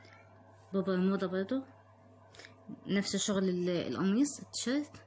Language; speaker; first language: Arabic; native; Arabic